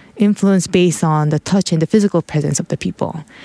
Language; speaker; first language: English; non-native, fluent; Korean